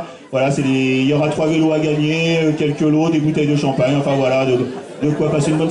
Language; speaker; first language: French; native; French